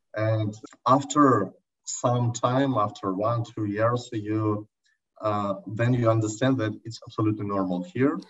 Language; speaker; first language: English; non-native, learner; Russian